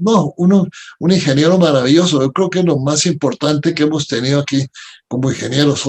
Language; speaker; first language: Spanish; native; Spanish